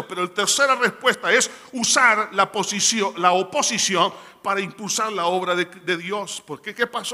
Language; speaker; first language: Spanish; native; Spanish